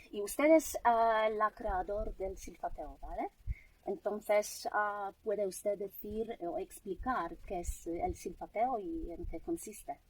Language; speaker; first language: Spanish; non-native, fluent; Polish